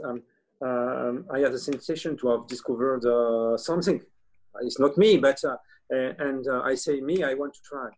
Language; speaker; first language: English; non-native, learner; French